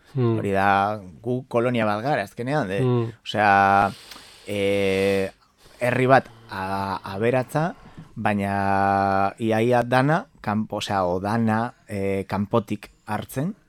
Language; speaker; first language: Basque; non-native, local second language; Galician